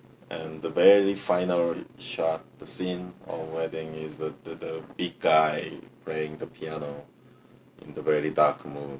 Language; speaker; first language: English; non-native, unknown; Korean